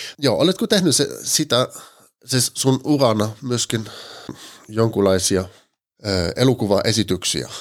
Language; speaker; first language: Finnish; non-native, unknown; German